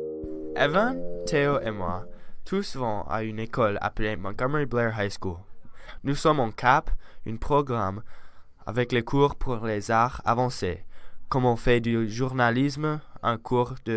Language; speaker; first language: French; non-native, learner; English